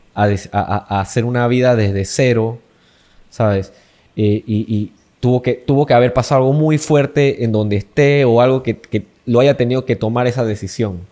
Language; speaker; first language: Spanish; native; Spanish